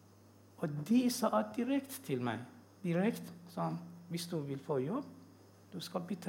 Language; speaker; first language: Swedish; non-native, learner; Persian